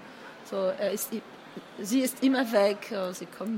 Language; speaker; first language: German; non-native, fluent; French